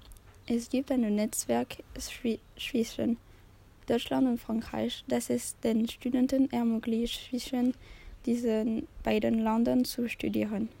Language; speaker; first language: German; non-native, learner; French